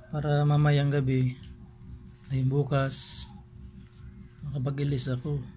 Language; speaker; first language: Filipino; non-native, local second language; Bikol